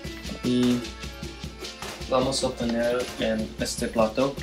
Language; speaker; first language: Spanish; non-native, learner; English